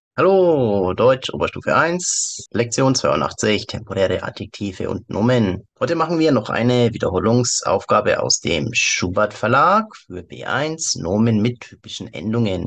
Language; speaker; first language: German; native; German